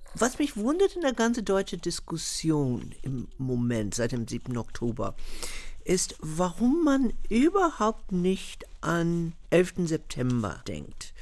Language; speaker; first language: German; non-native, fluent; English